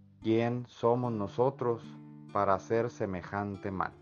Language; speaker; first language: Spanish; native; Spanish